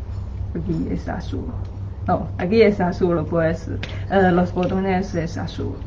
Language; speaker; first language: Spanish; non-native, learner; Chinese